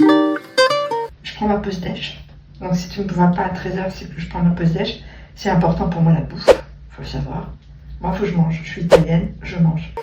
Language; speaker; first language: French; native; French